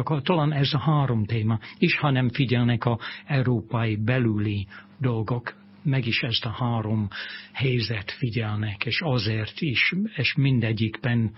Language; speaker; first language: Hungarian; non-native, fluent; English